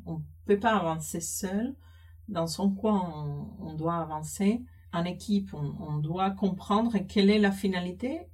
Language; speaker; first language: French; non-native, fluent; Spanish